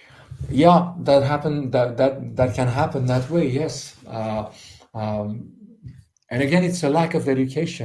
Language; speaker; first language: English; non-native, fluent; French